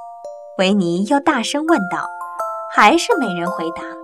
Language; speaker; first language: Chinese; native; Chinese